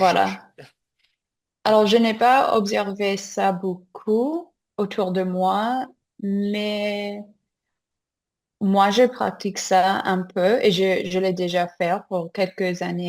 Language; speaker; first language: French; non-native, fluent; English